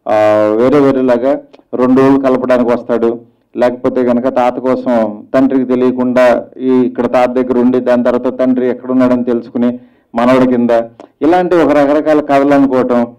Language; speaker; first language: Telugu; native; Telugu